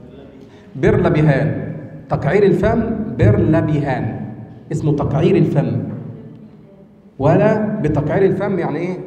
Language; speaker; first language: Arabic; native; Arabic